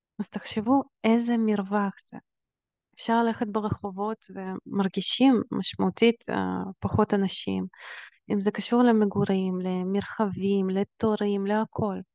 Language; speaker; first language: Hebrew; early bilingual, other home language; Russian